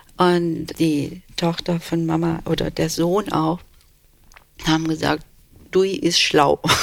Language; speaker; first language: German; early bilingual, other home language; Turkish